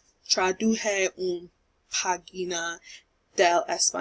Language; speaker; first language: Spanish; non-native, learner; English